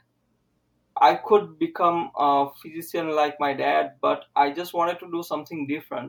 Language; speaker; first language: English; non-native, local second language; Gujarati